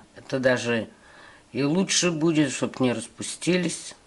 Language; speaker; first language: Russian; native; Russian